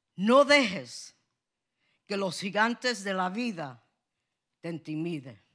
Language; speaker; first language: Spanish; native; Spanish